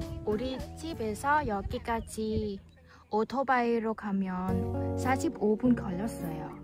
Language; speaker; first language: Korean; non-native, learner; Vietnamese